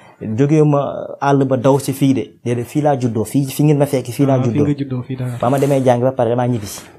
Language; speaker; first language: Wolof; non-native, local second language; Fula